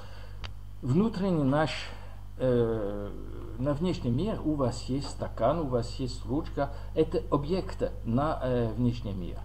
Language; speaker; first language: Russian; non-native, learner; French